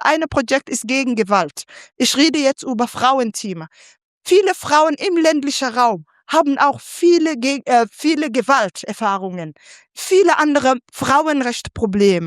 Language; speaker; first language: German; non-native, fluent; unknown